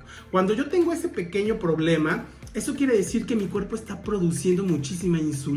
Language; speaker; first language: Spanish; native; Spanish